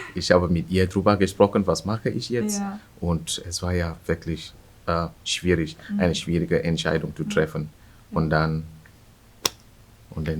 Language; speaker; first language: German; non-native, fluent; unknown